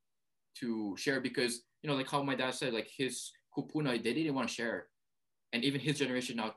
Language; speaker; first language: English; early bilingual, other home language; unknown